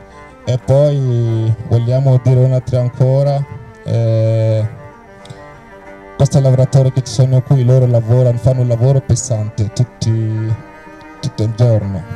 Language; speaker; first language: Italian; non-native, learner; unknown